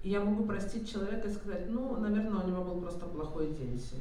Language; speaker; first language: Russian; native; Russian